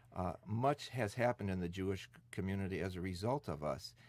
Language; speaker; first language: English; native; English